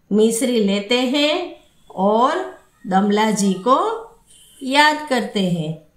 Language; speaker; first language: Hindi; non-native, local second language; Gujarati